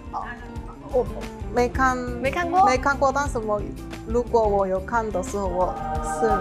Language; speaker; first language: Chinese; non-native, learner; Korean